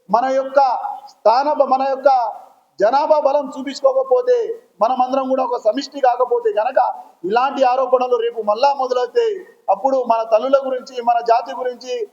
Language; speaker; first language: Telugu; non-native, local second language; Lambadi